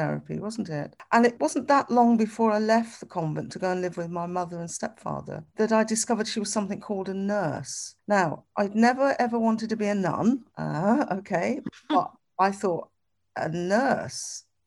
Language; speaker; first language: English; native; English